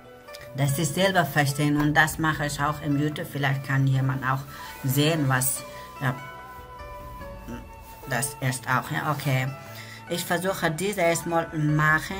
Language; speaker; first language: German; non-native, learner; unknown